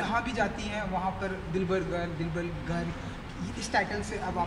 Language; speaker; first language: Hindi; native; Hindi